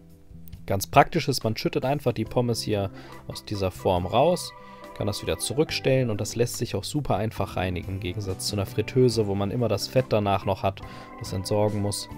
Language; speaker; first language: German; native; German